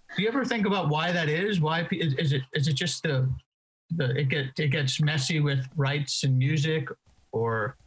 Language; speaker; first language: English; native; English